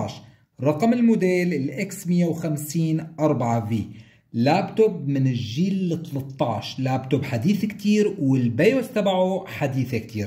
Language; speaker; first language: Arabic; native; Arabic